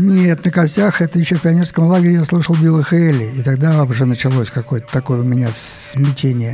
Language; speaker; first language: Russian; native; Russian